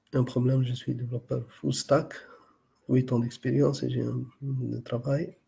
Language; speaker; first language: French; non-native, local second language; Arabic